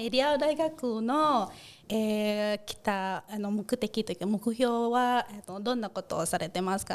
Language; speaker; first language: Japanese; non-native, fluent; Indonesian